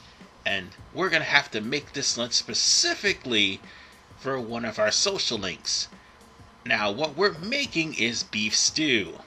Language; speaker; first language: English; native; English